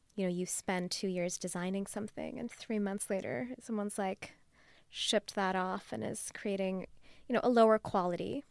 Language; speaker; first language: English; non-native, local second language; Urdu